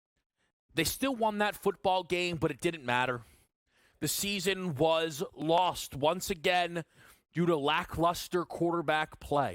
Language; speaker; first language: English; native; English